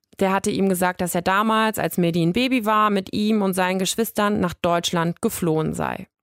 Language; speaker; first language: German; native; German